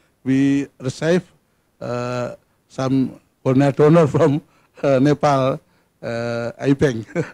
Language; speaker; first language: English; non-native, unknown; Indonesian